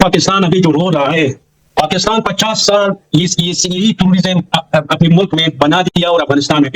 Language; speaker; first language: Hindi; non-native, learner; Pashto